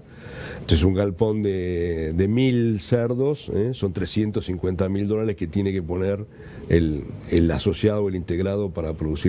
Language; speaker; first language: Spanish; native; Spanish